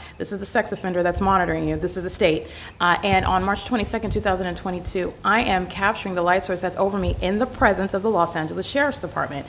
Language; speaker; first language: English; native; English